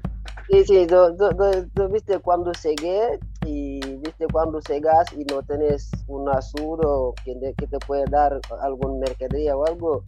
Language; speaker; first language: Spanish; non-native, learner; Wolof